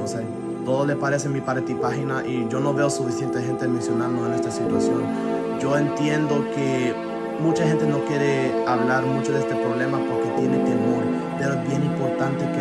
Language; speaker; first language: Spanish; early bilingual, heritage; Spanish